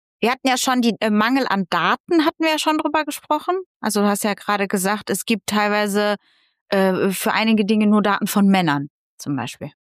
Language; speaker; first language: German; early bilingual, other home language; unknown